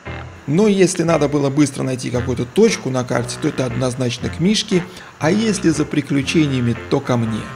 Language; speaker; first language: Russian; native; Russian